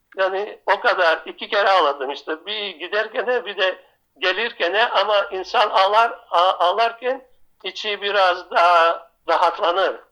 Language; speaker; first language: Turkish; non-native, local second language; Greek